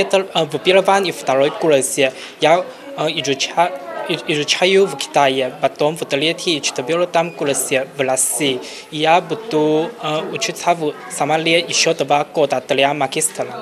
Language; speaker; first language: Russian; non-native, learner; Chinese